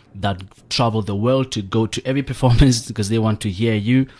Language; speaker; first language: English; non-native, local second language; Southern Sotho